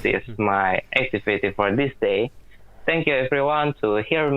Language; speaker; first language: English; non-native, learner; Indonesian